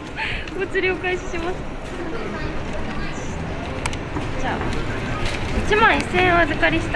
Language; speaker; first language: Japanese; native; Japanese